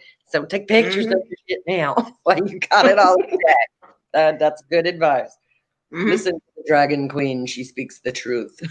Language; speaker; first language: English; native; English